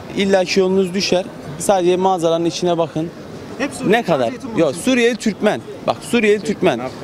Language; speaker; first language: Turkish; native; Turkish